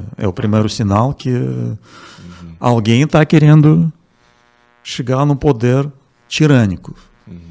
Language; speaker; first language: Portuguese; non-native, fluent; Russian